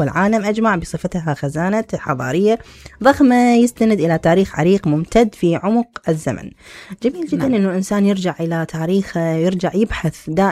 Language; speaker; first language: Arabic; native; Arabic